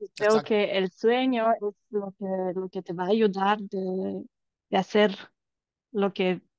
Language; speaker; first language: Spanish; non-native, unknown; Romanian